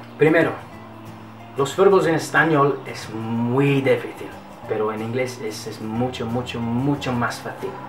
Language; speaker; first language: Spanish; non-native, learner; English